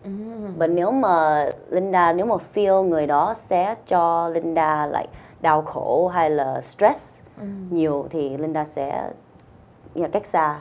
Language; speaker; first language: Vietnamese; early bilingual, heritage; Vietnamese